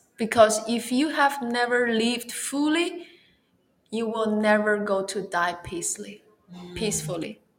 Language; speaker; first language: English; non-native, fluent; Chinese